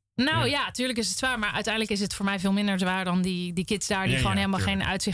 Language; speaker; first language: Dutch; native; Dutch